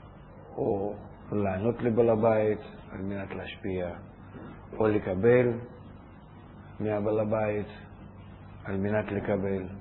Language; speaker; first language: Hebrew; non-native, fluent; Russian